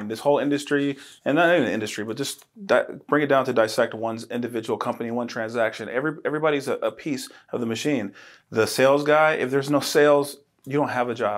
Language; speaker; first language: English; native; English